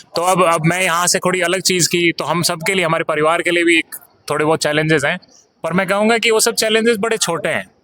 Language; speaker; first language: Hindi; native; Hindi